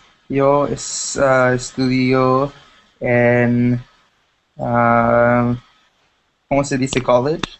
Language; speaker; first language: Spanish; non-native, learner; English